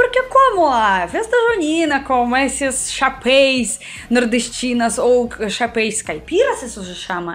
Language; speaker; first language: Portuguese; non-native, fluent; Russian